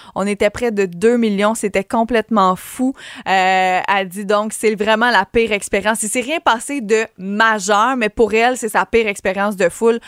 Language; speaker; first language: French; native; French